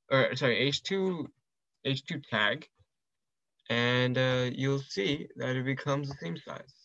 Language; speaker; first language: English; early bilingual, other home language; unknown